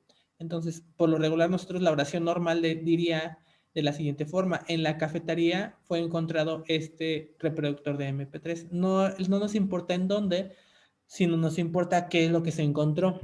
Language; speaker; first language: Spanish; native; Spanish